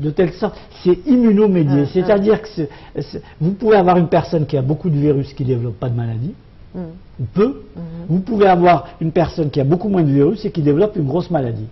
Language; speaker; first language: French; non-native, local second language; Arabic